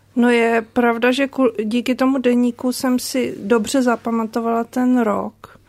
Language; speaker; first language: Czech; native; Czech